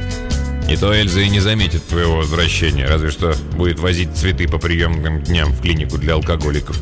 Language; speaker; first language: Russian; native; Russian